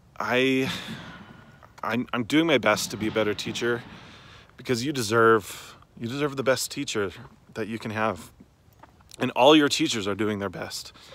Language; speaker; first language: English; native; English